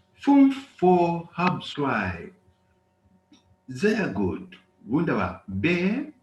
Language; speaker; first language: German; non-native, learner; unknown